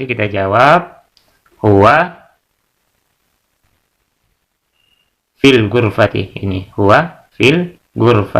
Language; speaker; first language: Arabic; non-native, fluent; Indonesian